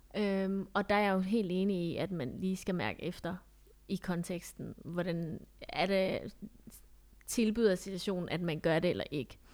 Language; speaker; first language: Danish; early bilingual, other home language; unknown